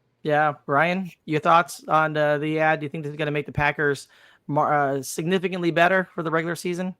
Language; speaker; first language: English; native; English